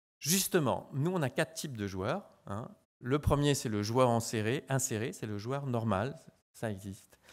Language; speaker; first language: French; native; French